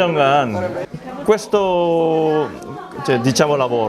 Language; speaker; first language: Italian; non-native, learner; Korean